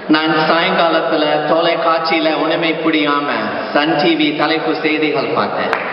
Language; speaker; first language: Tamil; non-native, fluent; English